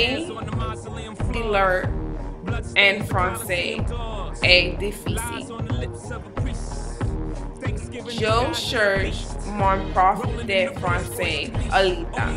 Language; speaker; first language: French; non-native, learner; English